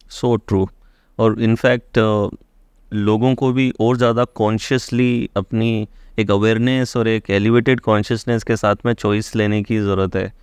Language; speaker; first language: Hindi; native; Hindi